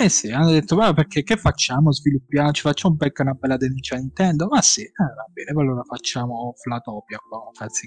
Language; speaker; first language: Italian; native; Italian